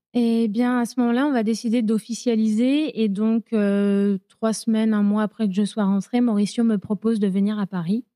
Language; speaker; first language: French; native; French